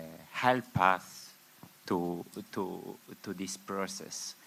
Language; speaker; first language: English; non-native, learner; Spanish